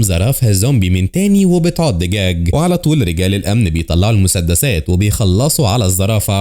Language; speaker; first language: Arabic; native; Arabic